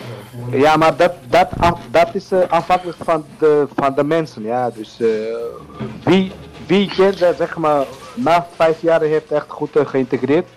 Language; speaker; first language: Dutch; non-native, learner; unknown